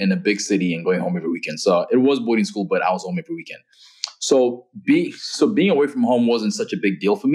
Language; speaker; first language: English; non-native, local second language; Shona